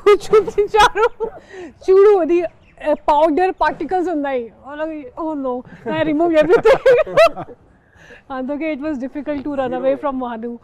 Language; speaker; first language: Telugu; non-native, fluent; Hindi